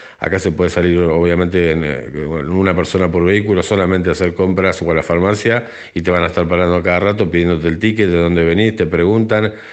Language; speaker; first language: Spanish; native; Spanish